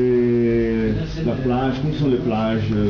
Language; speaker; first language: French; non-native, learner; Portuguese